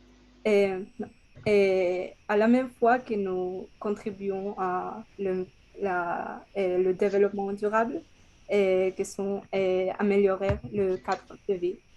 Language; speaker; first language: French; non-native, learner; Spanish